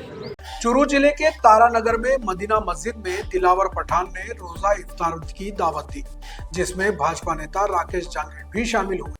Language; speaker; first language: Hindi; native; Hindi